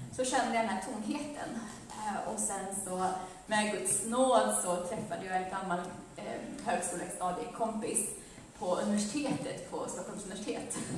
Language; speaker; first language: Swedish; early bilingual, other home language; Amharic